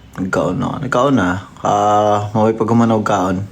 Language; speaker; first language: Filipino; non-native, local second language; Cebuano